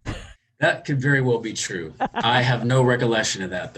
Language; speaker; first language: English; native; English